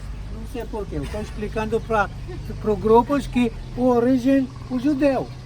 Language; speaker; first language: Portuguese; non-native, fluent; Hebrew